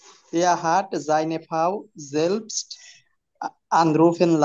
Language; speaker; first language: German; non-native, learner; Bangla